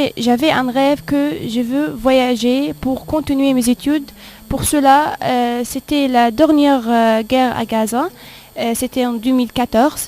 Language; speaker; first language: French; non-native, fluent; Arabic